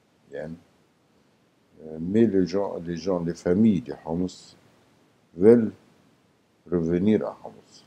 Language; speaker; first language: French; non-native, learner; Arabic